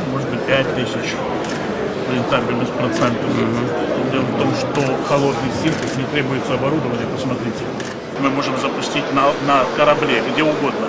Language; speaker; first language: Russian; native; Russian